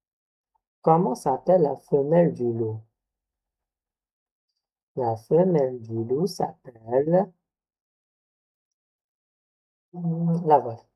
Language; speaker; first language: French; non-native, local second language; Arabic